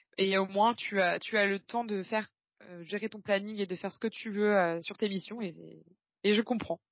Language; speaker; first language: French; native; French